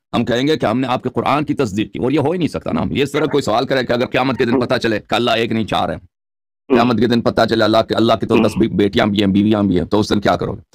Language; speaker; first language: Urdu; non-native, local second language; Persian